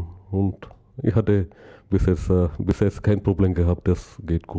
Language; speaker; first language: German; non-native, learner; Malayalam